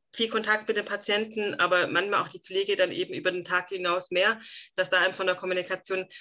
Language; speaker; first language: German; native; German